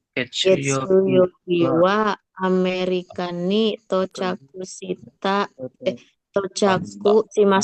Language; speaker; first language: Japanese; non-native, learner; Indonesian